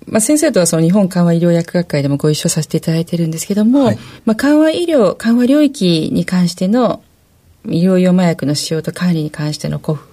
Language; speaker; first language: Japanese; native; Japanese